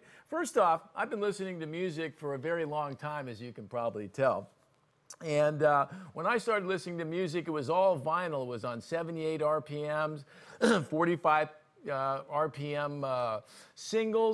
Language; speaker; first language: English; native; English